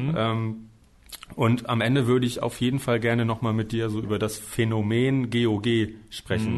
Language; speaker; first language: German; native; German